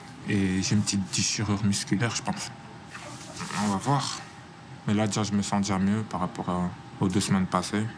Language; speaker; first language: French; native; French